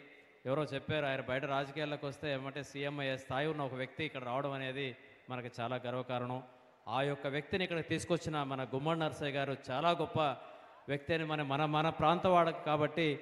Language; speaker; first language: Telugu; native; Telugu